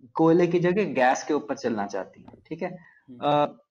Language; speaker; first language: Hindi; non-native, local second language; Telugu